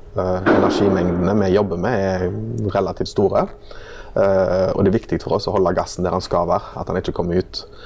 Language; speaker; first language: Norwegian; native; Norwegian